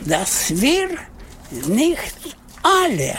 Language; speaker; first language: German; non-native, learner; Russian